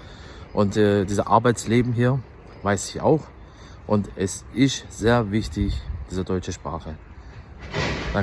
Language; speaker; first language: German; early bilingual, other home language; Turkish